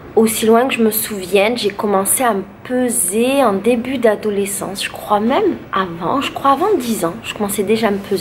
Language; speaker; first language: French; native; French